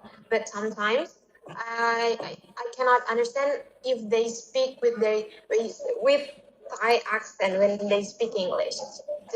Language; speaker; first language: English; non-native, fluent; Indonesian